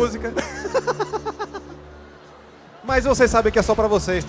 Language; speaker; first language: Portuguese; native; Portuguese